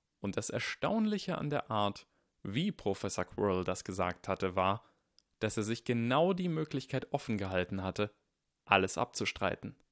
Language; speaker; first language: German; native; German